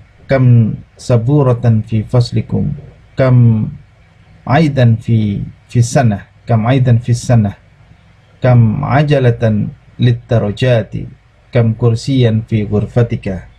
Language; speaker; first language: Arabic; non-native, fluent; Indonesian